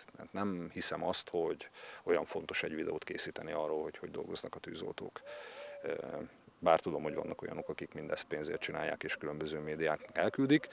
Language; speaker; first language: Hungarian; native; Hungarian